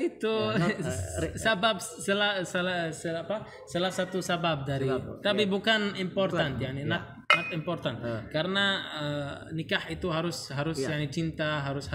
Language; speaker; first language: Indonesian; non-native, learner; Arabic